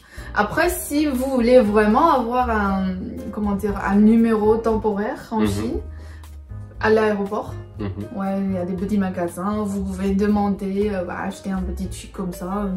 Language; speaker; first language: French; non-native, fluent; Chinese